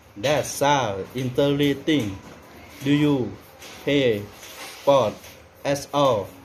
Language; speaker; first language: English; non-native, learner; Thai